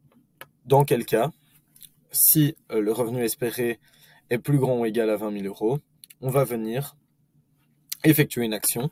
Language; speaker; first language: French; native; French